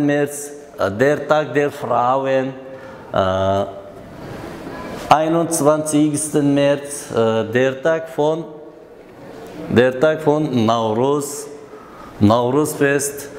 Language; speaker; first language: German; non-native, learner; Uzbek